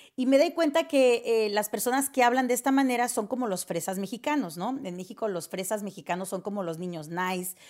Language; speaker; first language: Spanish; early bilingual, heritage; Spanish